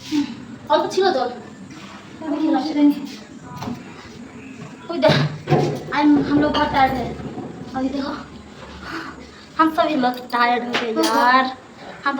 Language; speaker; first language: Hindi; non-native, local second language; Bangla